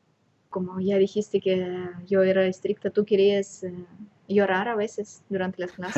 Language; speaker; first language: Spanish; non-native, fluent; Russian